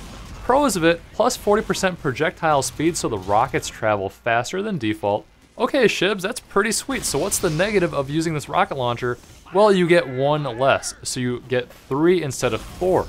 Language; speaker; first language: English; native; English